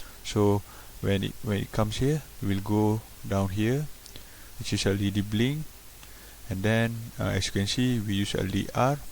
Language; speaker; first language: English; non-native, local second language; Malay